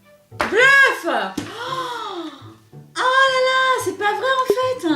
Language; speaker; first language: French; native; French